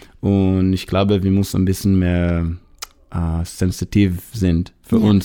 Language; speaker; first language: German; non-native, learner; Hebrew